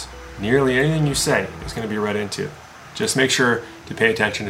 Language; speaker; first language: English; native; English